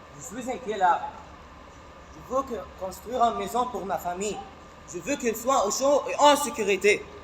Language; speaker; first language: French; non-native, learner; Arabic